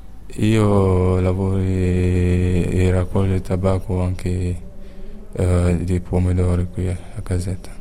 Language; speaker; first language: Italian; non-native, learner; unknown